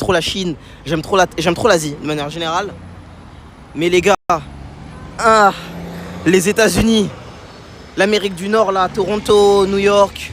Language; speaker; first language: French; native; French